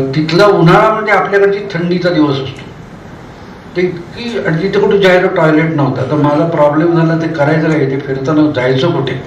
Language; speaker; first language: Marathi; native; Marathi